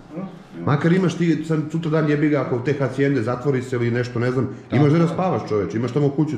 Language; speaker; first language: Serbian; native; Serbian